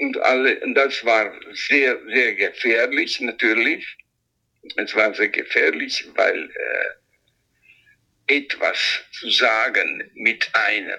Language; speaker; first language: German; non-native, local second language; Italian